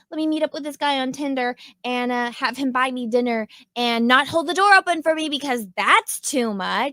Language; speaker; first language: English; native; English